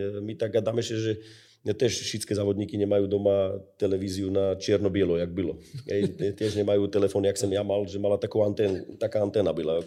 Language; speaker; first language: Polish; non-native, learner; Slovak